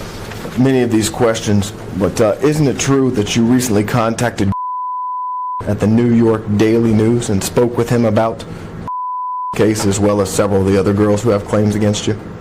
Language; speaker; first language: English; native; English